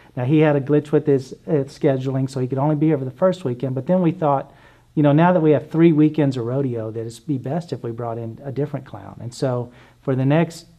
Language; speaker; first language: English; native; English